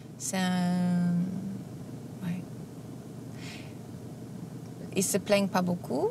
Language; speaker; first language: French; non-native, fluent; English